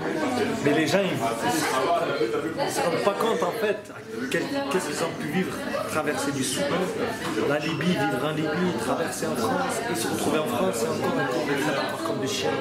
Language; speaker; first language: French; native; French